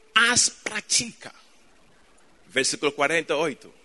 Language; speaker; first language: Portuguese; non-native, fluent; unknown